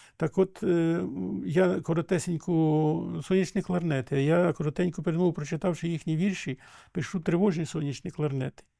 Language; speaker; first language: Ukrainian; native; Ukrainian